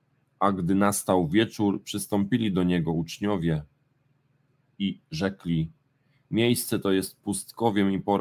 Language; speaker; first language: Polish; native; Polish